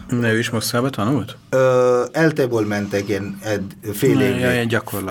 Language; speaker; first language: Hungarian; non-native, fluent; Bangla